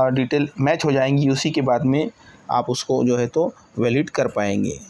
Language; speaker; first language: Hindi; non-native, local second language; Marathi